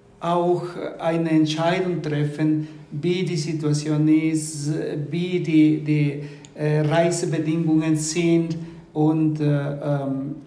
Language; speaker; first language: German; non-native, fluent; Spanish